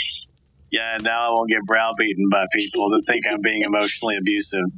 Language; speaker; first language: English; native; English